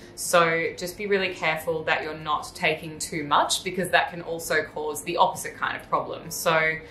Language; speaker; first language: English; native; English